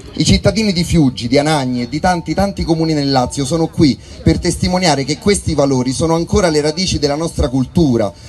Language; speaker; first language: Italian; native; Italian